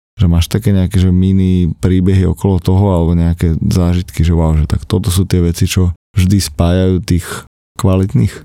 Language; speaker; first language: Slovak; native; Slovak